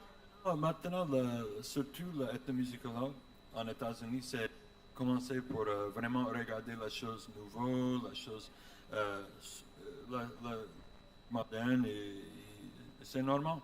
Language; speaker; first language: French; non-native, learner; English